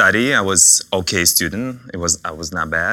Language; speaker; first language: English; non-native, fluent; Russian